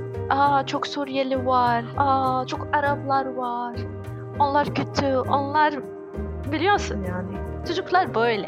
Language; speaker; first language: Turkish; non-native, learner; Arabic